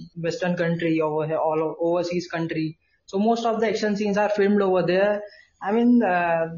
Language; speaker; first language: English; non-native, local second language; Hindi